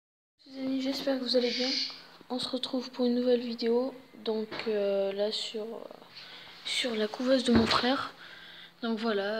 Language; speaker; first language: French; native; French